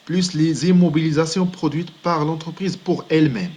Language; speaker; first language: French; non-native, local second language; Arabic